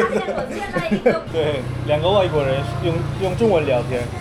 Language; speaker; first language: Chinese; non-native, learner; Korean